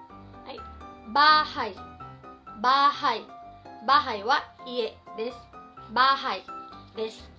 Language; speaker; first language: Japanese; non-native, fluent; Filipino